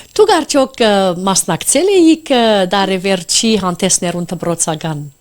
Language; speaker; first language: Armenian; early bilingual, heritage; Armenian